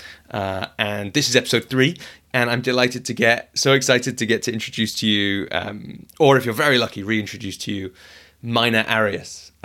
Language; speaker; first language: English; native; English